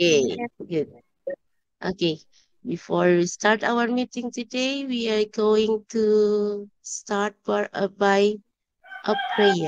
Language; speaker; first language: English; non-native, learner; Indonesian